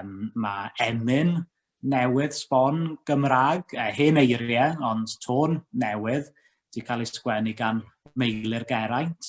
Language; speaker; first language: Welsh; native; Welsh